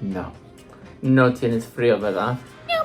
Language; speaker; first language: Spanish; non-native, learner; English